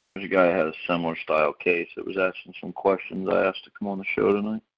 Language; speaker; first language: English; native; English